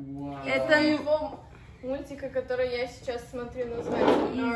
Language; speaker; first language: Russian; early bilingual, heritage; Russian